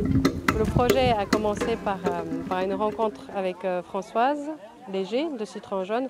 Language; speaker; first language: French; non-native, fluent; Japanese